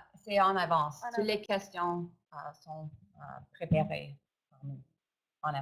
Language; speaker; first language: French; non-native, fluent; English